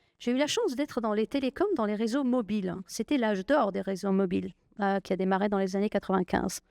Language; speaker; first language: French; non-native, local second language; Arabic